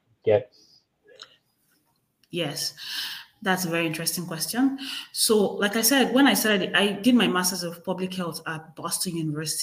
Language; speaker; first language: English; non-native, local second language; Igbo